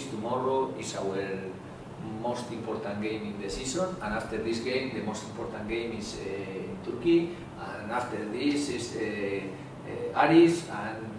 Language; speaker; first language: English; non-native, learner; Spanish